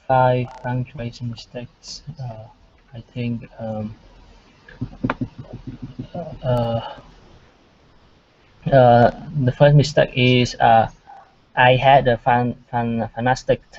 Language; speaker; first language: English; non-native, learner; Vietnamese